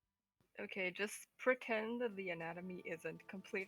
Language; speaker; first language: English; native; English